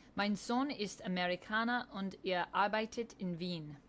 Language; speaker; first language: German; non-native, learner; English